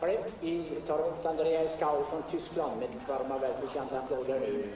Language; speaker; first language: Swedish; native; Swedish